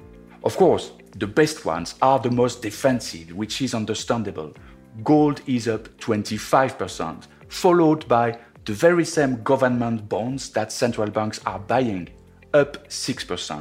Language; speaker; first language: English; non-native, fluent; French